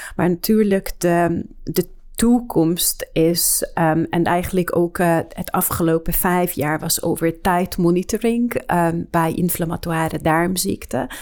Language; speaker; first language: Dutch; non-native, fluent; Hungarian